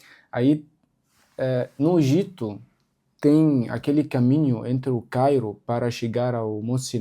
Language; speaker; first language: Portuguese; non-native, local second language; Arabic